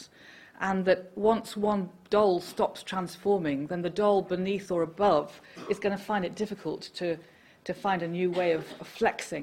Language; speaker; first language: English; native; English